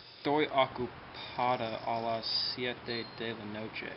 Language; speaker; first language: Spanish; non-native, learner; English